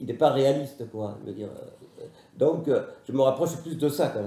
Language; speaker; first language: French; native; French